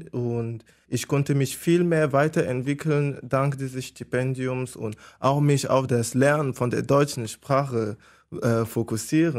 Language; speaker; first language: German; non-native, fluent; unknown